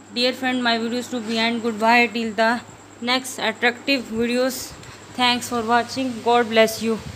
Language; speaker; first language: English; non-native, local second language; Urdu